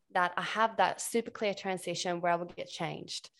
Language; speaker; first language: English; non-native, fluent; Swedish